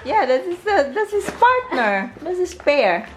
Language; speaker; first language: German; non-native, learner; Filipino